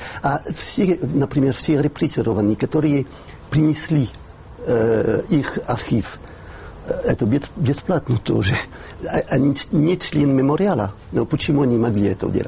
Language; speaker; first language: Russian; non-native, fluent; French